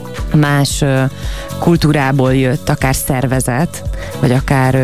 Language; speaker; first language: Hungarian; native; Hungarian